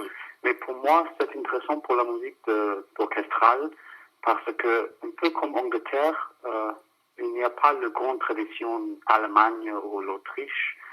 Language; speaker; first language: French; non-native, fluent; English